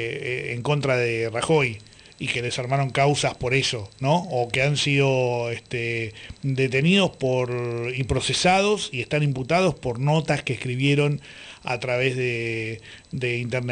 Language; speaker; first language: Spanish; native; Spanish